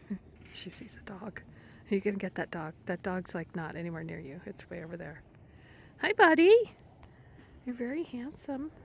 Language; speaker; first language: English; native; English